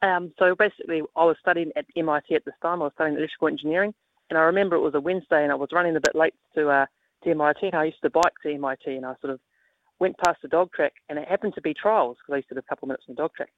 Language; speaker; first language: English; native; English